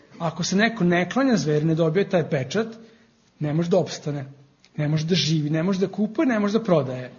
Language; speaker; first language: Serbian; non-native, fluent; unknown